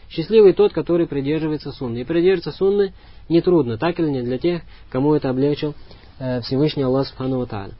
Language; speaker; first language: Russian; non-native, local second language; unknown